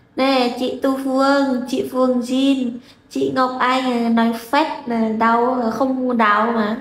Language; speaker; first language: Vietnamese; non-native, learner; Indonesian